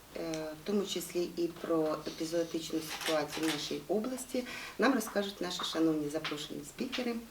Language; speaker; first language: Ukrainian; native; Ukrainian